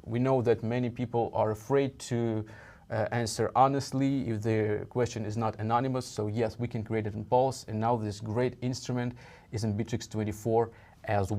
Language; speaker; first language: English; non-native, fluent; Russian